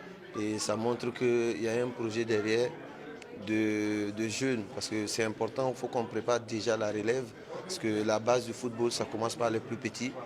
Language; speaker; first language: French; native; French